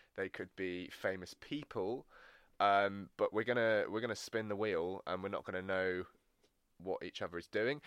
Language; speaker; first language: English; native; English